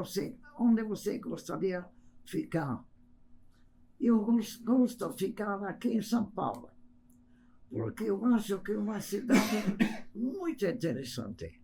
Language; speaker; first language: Portuguese; non-native, fluent; English